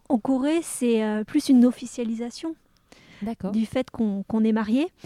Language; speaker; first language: French; native; French